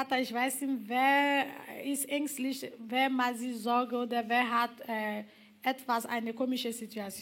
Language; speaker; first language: German; non-native, learner; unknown